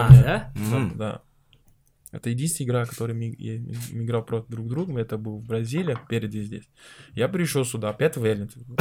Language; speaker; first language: Russian; non-native, learner; Portuguese